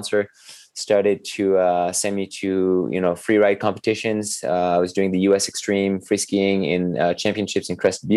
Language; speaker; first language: English; non-native, fluent; French